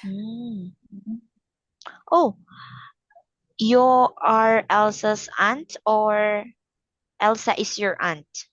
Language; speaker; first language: English; non-native, fluent; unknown